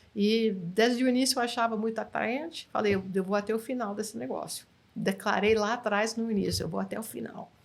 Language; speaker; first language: Portuguese; non-native, fluent; English